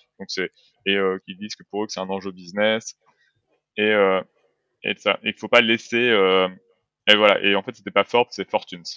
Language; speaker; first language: French; native; French